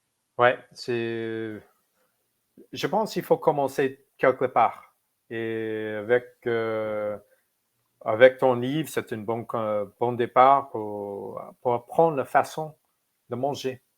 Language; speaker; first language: French; non-native, fluent; English